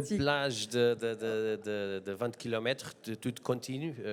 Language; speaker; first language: French; non-native, learner; Portuguese